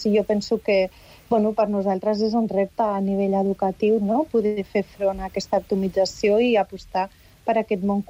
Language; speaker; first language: Catalan; native; Catalan